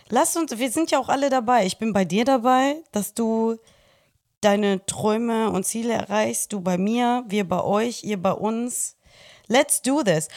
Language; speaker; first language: German; early bilingual, other home language; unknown